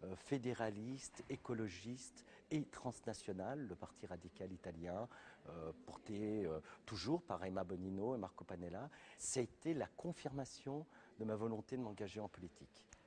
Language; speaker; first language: French; native; French